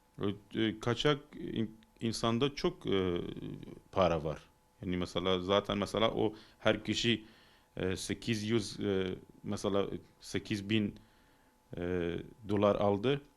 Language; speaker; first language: Turkish; non-native, learner; Persian